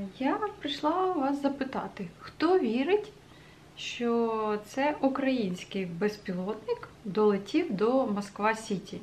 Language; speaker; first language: Ukrainian; non-native, local second language; Russian